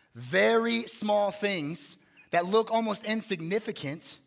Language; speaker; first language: English; native; English